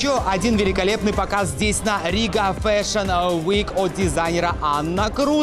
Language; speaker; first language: Russian; native; Russian